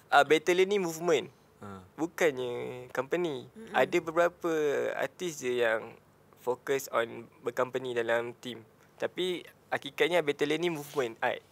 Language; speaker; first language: Malay; native; Malay